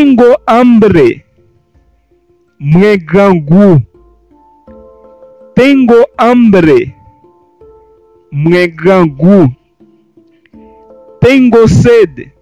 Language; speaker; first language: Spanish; non-native, fluent; Haitian Creole